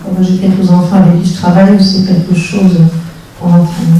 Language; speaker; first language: French; native; French